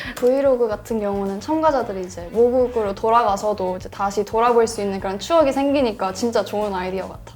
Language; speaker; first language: Korean; early bilingual, heritage; Korean